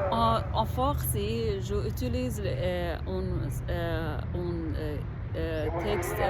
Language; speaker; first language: French; non-native, learner; Persian